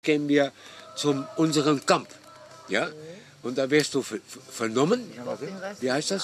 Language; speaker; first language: German; non-native, fluent; Dutch